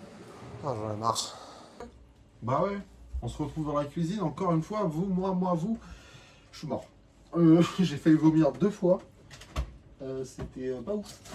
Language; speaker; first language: French; native; French